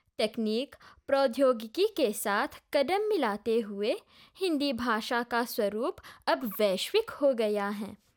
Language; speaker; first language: Hindi; non-native, local second language; Morisyen